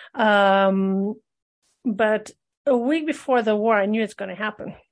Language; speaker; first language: English; early bilingual, other home language; Russian